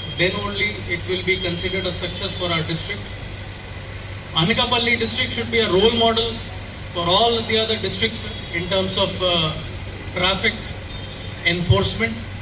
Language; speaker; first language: English; non-native, local second language; Telugu